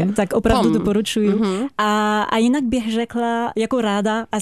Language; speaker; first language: Czech; non-native, fluent; French